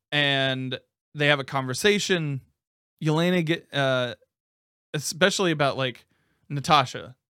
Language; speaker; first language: English; native; English